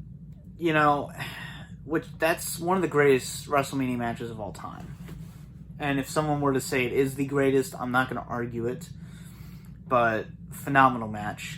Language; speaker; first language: English; native; English